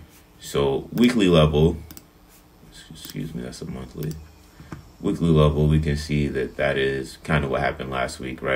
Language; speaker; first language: English; native; English